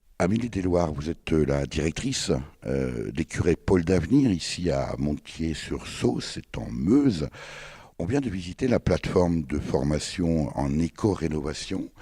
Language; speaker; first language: French; native; French